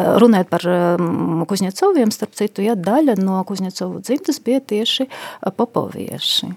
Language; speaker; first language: Latvian; non-native, local second language; Russian